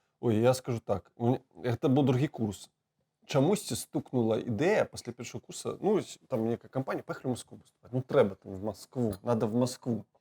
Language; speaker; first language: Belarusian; native; Belarusian